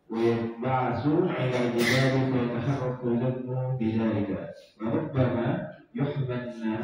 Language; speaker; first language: Arabic; non-native, learner; Indonesian